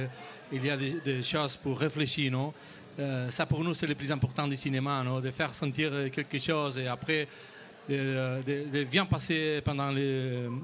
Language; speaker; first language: French; non-native, learner; Spanish